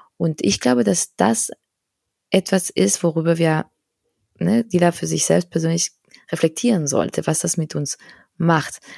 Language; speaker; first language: German; non-native, fluent; Spanish